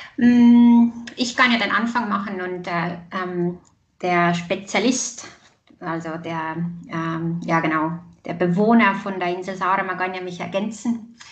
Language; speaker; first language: German; non-native, fluent; Estonian